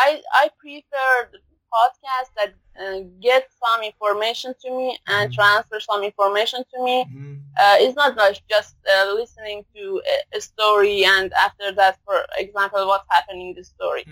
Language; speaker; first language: English; non-native, learner; Persian